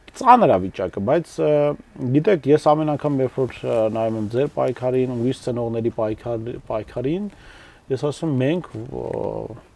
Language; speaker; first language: Armenian; native; Armenian